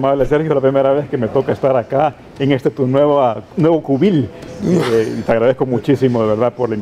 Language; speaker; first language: Spanish; native; Spanish